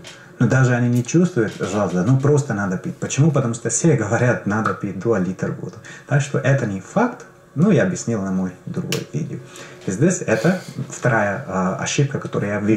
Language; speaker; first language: Russian; non-native, learner; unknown